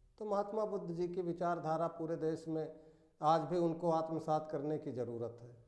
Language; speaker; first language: Hindi; native; Hindi